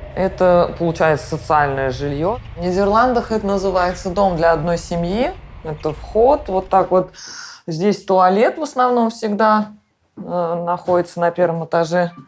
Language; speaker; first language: Russian; native; Russian